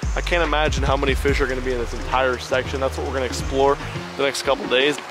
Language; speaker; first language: English; native; English